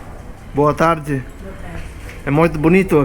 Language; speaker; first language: Portuguese; non-native, learner; English